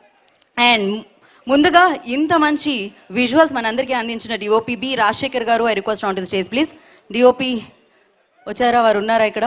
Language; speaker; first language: Telugu; native; Telugu